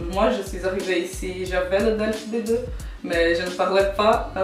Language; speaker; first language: French; non-native, fluent; Portuguese